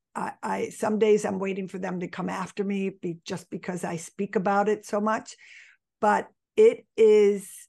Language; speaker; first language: English; native; English